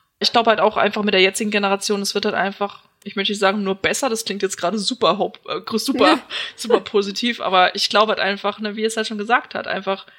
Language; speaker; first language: German; native; German